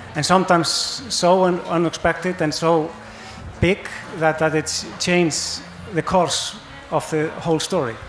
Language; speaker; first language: English; non-native, fluent; Icelandic